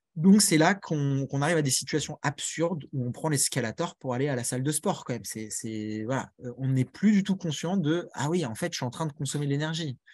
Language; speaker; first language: French; native; French